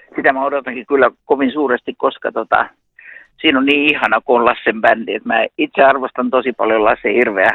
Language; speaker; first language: Finnish; native; Finnish